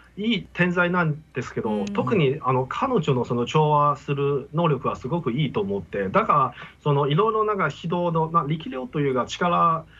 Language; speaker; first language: Japanese; non-native, fluent; Chinese